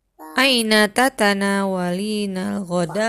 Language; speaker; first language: Arabic; non-native, learner; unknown